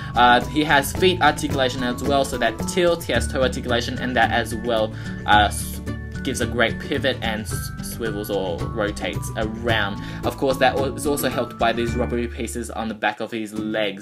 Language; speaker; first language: English; native; English